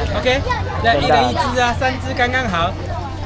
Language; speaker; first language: Chinese; non-native, learner; Filipino